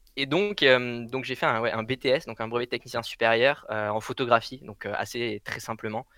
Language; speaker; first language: French; native; French